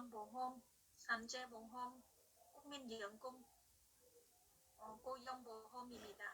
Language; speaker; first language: Korean; non-native, learner; Vietnamese